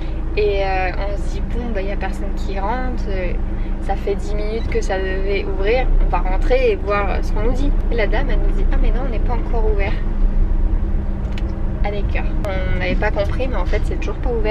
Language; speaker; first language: French; native; French